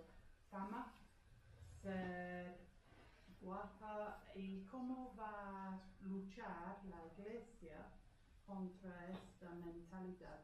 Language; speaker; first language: Spanish; non-native, fluent; English